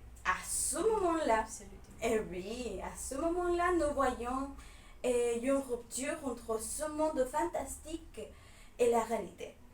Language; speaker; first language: French; non-native, fluent; Spanish